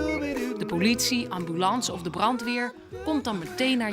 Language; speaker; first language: Dutch; native; Dutch